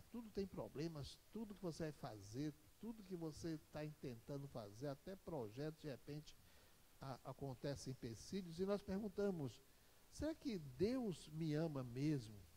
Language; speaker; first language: Portuguese; native; Portuguese